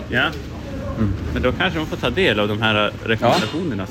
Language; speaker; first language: Swedish; native; Swedish